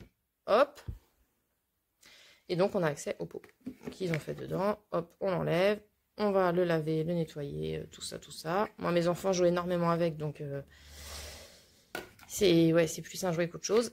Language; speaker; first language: French; native; French